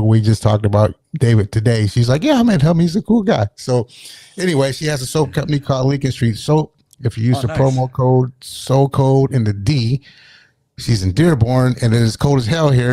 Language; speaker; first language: English; native; English